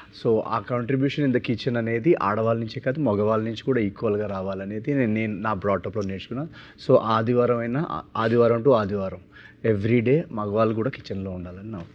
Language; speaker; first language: Telugu; native; Telugu